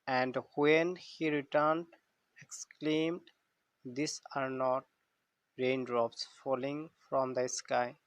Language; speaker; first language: English; non-native, local second language; Assamese